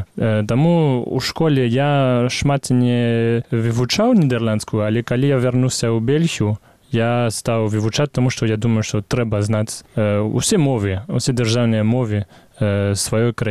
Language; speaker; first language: Belarusian; non-native, fluent; French